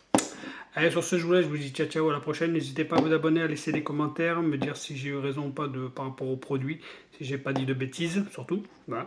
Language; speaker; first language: French; native; French